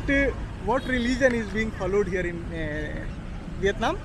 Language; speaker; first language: English; non-native, local second language; Hindi